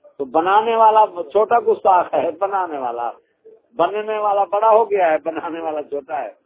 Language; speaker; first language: Urdu; non-native, local second language; Punjabi